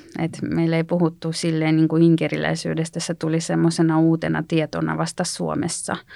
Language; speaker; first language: Finnish; early bilingual, heritage; Finnish